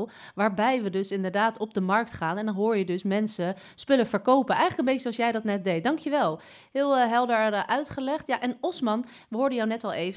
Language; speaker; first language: Dutch; native; Dutch